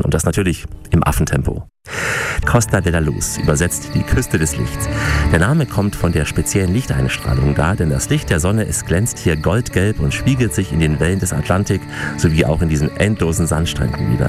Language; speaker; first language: German; native; German